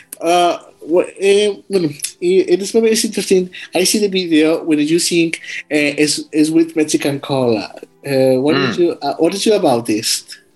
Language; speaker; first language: English; non-native, learner; Spanish